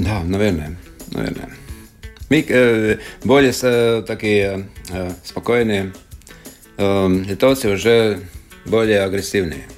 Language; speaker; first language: Russian; non-native, local second language; Latvian